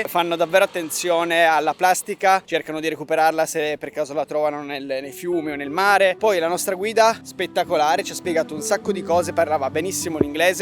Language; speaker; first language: Italian; native; Italian